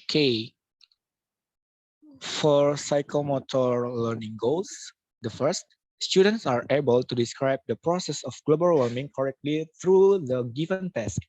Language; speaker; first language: English; non-native, local second language; Indonesian